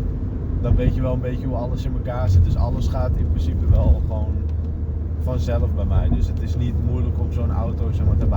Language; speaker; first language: Dutch; native; Dutch